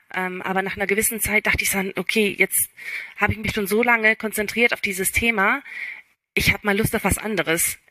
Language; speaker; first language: German; early bilingual, other home language; English